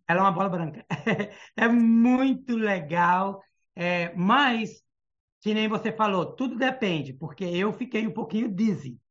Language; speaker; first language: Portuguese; early bilingual, heritage; Portuguese